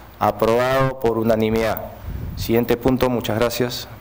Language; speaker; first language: Spanish; native; Spanish